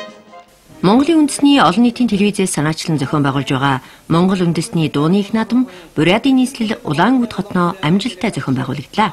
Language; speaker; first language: Mongolian; native; Mongolian